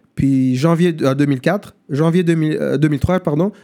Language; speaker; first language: French; non-native, local second language; German